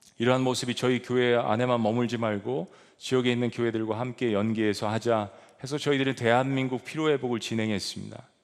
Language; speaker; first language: Korean; native; Korean